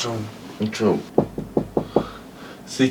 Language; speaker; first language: French; native; French